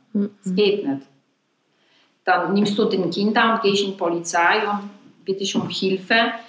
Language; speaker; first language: German; non-native, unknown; Polish